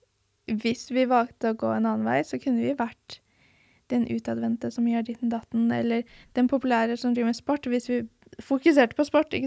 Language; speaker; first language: Norwegian; early bilingual, other home language; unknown